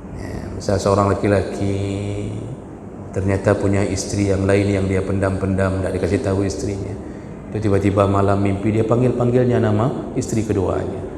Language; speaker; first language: Malay; non-native, local second language; Achinese